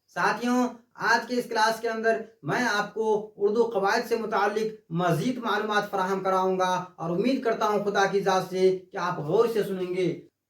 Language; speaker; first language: Urdu; native; Urdu